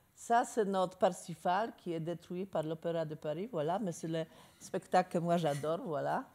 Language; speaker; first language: French; non-native, learner; Polish